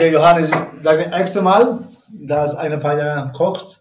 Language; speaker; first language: German; non-native, learner; Spanish